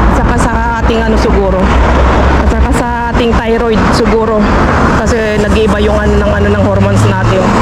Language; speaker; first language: Filipino; native; Filipino